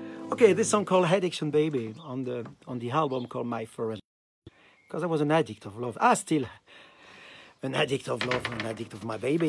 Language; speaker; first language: English; non-native, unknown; French